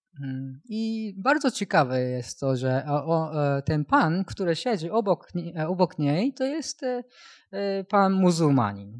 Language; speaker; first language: Polish; non-native, learner; Japanese